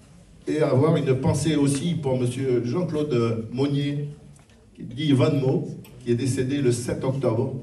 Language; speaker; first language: French; native; French